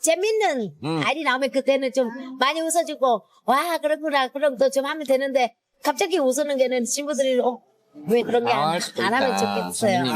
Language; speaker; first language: Korean; non-native, learner; Vietnamese